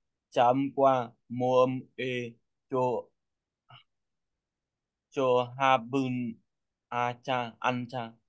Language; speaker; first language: Korean; non-native, learner; Vietnamese